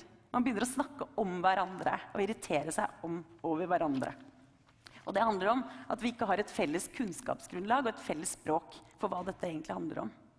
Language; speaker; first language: Norwegian; native; Norwegian